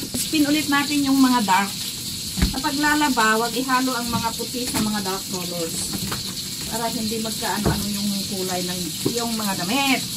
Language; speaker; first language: Filipino; non-native, local second language; Iloko